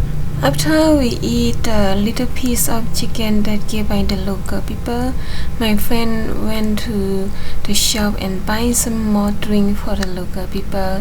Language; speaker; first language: English; non-native, learner; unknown